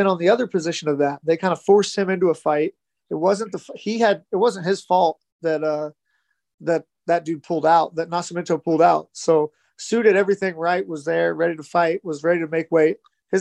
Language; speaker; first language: English; native; English